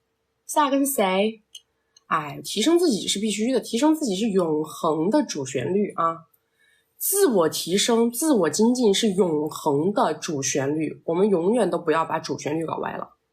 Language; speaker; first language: Chinese; native; Chinese